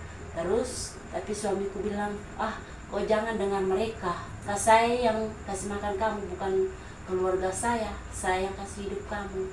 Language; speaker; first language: Indonesian; non-native, local second language; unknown